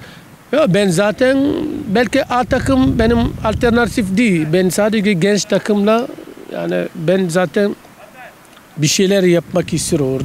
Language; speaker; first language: Turkish; non-native, learner; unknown